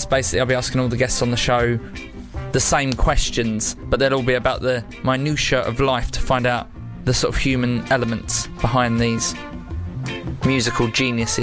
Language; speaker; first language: English; native; English